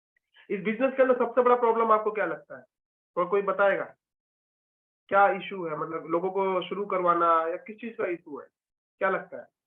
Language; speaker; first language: Hindi; native; Hindi